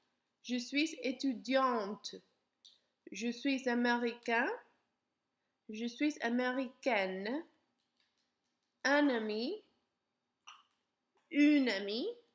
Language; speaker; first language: French; non-native, learner; English